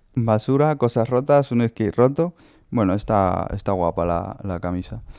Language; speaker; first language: Spanish; native; Spanish